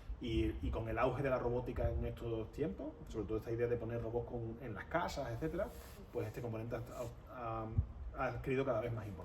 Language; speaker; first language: Spanish; native; Spanish